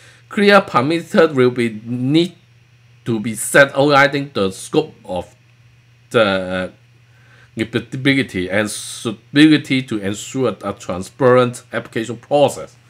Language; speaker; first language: English; non-native, local second language; Cantonese